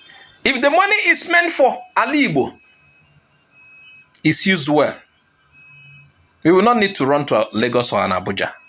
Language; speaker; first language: English; non-native, local second language; Igbo